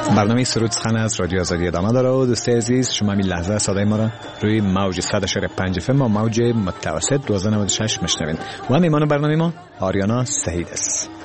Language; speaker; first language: Persian; native; Persian